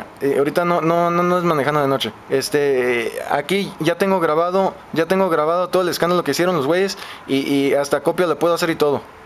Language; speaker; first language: Spanish; native; Spanish